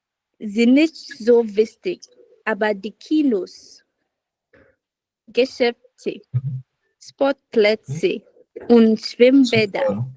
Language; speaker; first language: German; non-native, learner; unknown